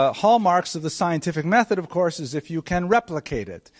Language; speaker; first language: English; native; English